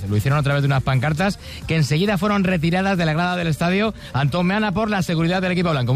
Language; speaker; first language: Spanish; native; Spanish